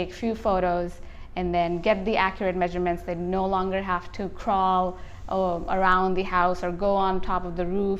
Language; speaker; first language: English; non-native, local second language; Hindi